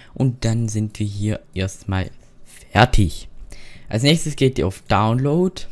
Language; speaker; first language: German; native; German